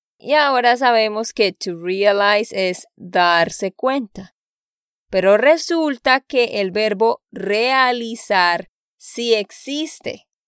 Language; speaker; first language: Spanish; native; Spanish